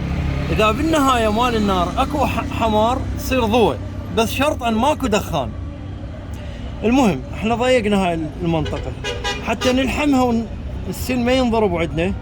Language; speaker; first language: Arabic; native; Arabic